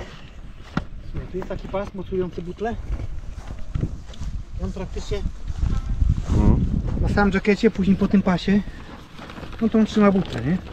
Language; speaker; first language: Polish; native; Polish